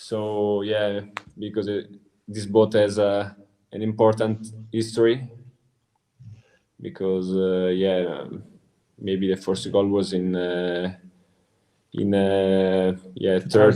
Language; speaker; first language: English; non-native, learner; Italian